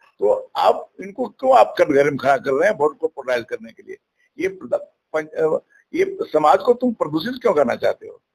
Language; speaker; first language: Hindi; native; Hindi